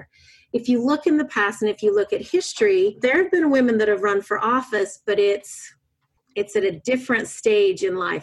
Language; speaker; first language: English; native; English